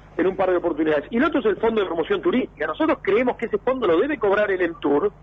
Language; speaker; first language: Spanish; native; Spanish